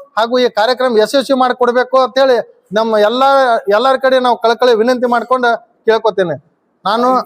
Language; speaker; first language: Kannada; non-native, local second language; Lambadi